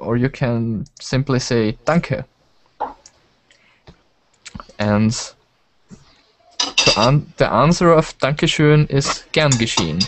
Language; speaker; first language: English; non-native, learner; German